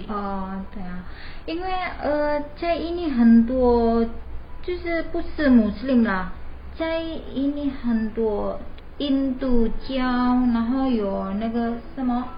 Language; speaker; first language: Chinese; non-native, learner; Indonesian